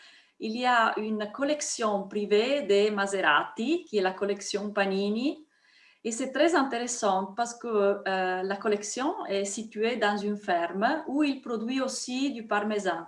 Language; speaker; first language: French; non-native, fluent; Italian